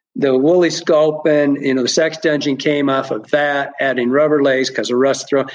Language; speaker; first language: English; native; English